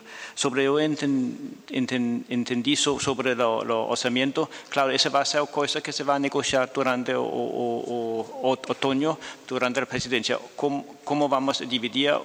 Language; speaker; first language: Portuguese; non-native, fluent; Danish